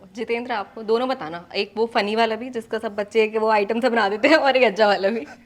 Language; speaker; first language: Hindi; native; Hindi